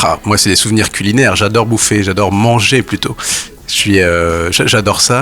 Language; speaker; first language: French; native; French